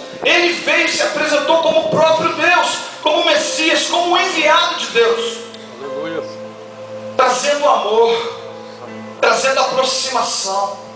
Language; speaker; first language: Portuguese; native; Portuguese